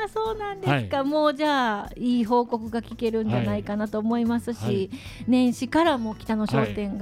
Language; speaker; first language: Japanese; native; Japanese